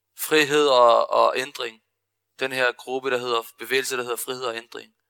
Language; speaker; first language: Danish; early bilingual, other home language; Arabic